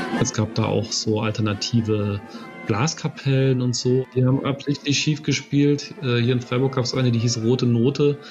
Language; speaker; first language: German; native; German